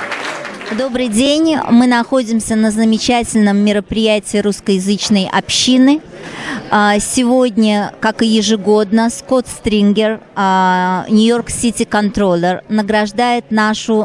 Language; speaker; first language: Russian; native; Russian